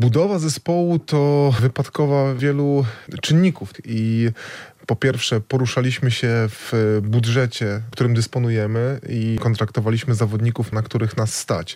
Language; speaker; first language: Polish; native; Polish